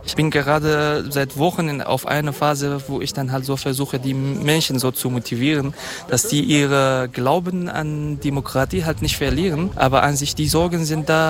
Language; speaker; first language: German; non-native, fluent; Kurdish